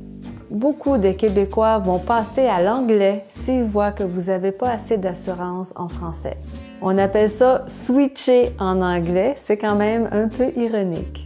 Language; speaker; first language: French; native; French